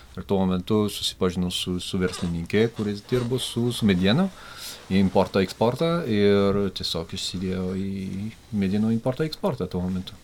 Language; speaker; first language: Lithuanian; non-native, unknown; French